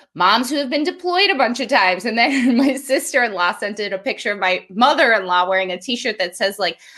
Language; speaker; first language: English; native; English